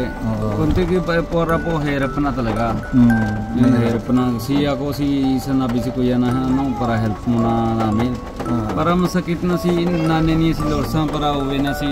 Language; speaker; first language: Filipino; non-native, local second language; Punjabi